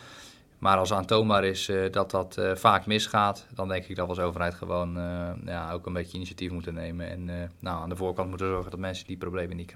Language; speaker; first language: Dutch; native; Dutch